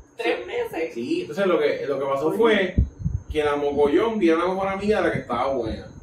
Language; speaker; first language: Spanish; native; Spanish